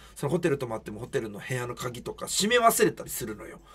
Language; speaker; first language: Japanese; native; Japanese